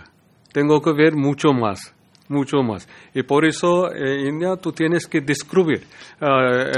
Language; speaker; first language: Spanish; non-native, learner; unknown